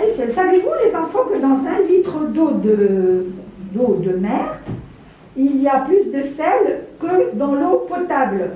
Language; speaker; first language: French; non-native, local second language; Arabic